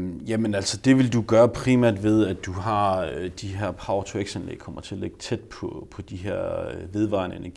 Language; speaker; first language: Danish; native; Danish